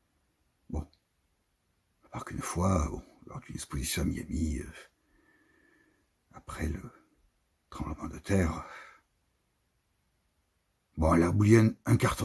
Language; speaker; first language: French; native; French